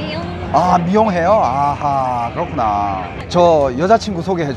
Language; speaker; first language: Korean; native; Korean